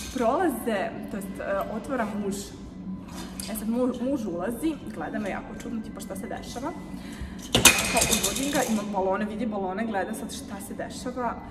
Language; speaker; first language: Serbian; non-native, fluent; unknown